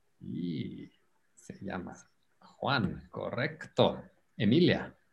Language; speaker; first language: Spanish; native; Spanish